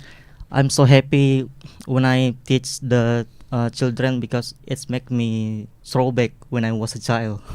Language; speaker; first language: English; non-native, learner; Indonesian